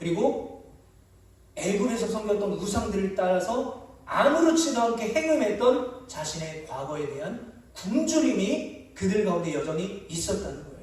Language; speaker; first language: Korean; native; Korean